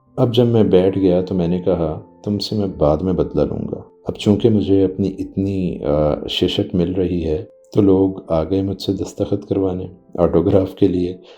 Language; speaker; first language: Urdu; non-native, local second language; Punjabi